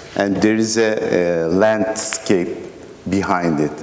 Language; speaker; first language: English; non-native, fluent; Turkish